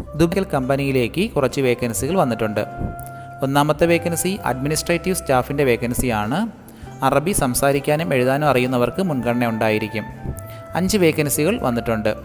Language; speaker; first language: Malayalam; native; Malayalam